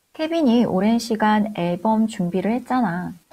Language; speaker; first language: Korean; non-native, fluent; Chinese